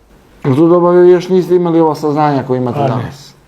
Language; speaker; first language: Serbian; native; Serbian